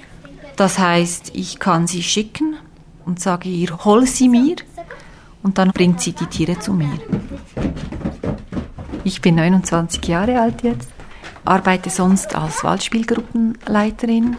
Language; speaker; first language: German; native; German